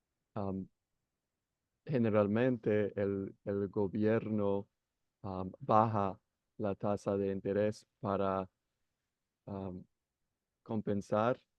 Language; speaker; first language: Spanish; non-native, learner; English